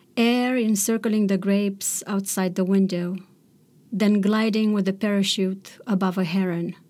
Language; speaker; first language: English; non-native, fluent; Romanian